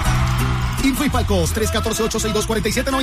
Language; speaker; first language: Spanish; native; Spanish